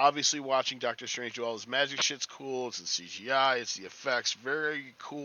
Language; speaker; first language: English; native; English